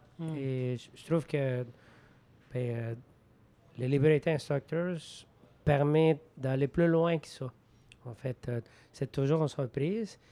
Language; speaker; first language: French; non-native, fluent; Spanish